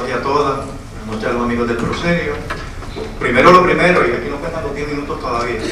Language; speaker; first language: Spanish; native; Spanish